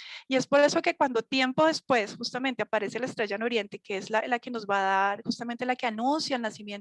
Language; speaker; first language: Spanish; native; Spanish